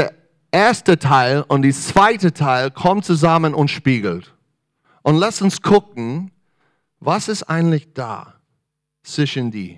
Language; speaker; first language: German; non-native, fluent; English